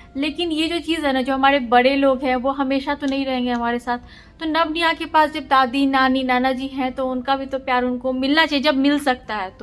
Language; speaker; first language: Hindi; native; Hindi